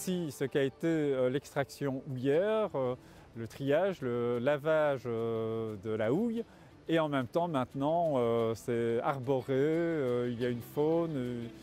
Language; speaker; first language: French; native; French